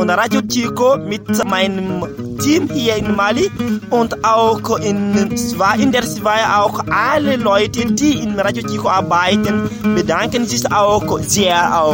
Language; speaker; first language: German; non-native, learner; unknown